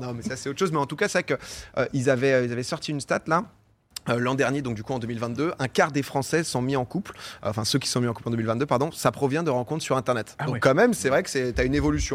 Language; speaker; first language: French; native; French